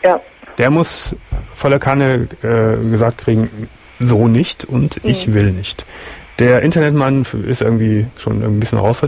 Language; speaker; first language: German; native; German